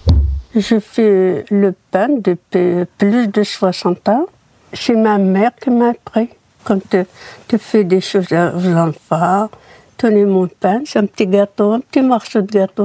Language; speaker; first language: French; non-native, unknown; Berber languages